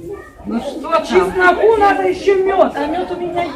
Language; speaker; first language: Russian; native; Russian